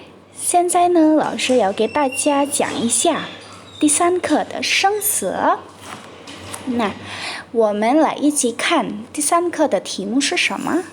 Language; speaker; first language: Chinese; non-native, fluent; Indonesian